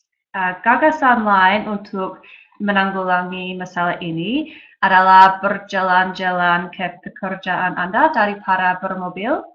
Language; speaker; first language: Indonesian; non-native, learner; English